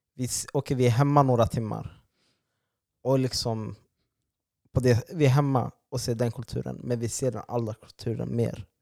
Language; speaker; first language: Swedish; native; Swedish